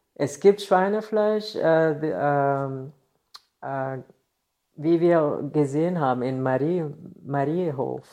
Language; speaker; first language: German; non-native, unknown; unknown